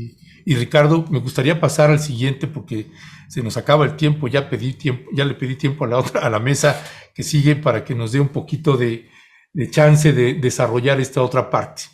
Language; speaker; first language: Spanish; native; Spanish